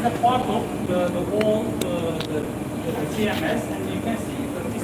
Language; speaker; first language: English; non-native, fluent; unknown